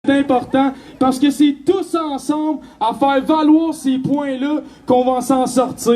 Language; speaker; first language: French; native; French